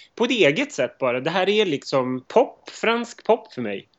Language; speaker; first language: Swedish; native; Swedish